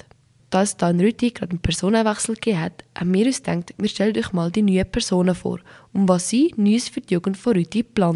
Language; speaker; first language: German; native; German